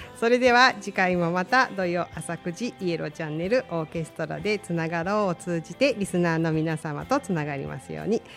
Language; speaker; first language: Japanese; native; Japanese